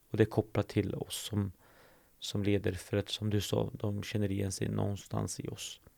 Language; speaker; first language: Swedish; early bilingual, other home language; Assyrian Neo-Aramaic